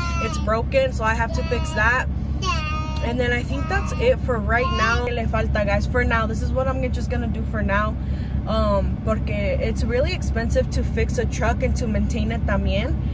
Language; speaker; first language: English; early bilingual, other home language; Spanish